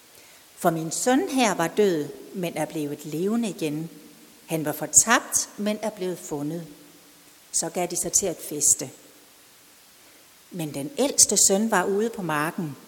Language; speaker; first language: Danish; native; Danish